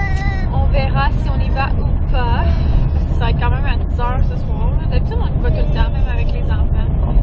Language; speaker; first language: French; native; French